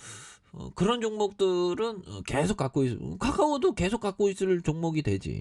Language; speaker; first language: Korean; native; Korean